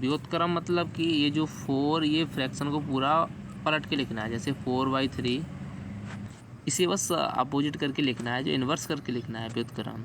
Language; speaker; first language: Hindi; native; Hindi